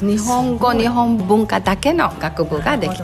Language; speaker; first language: Japanese; non-native, fluent; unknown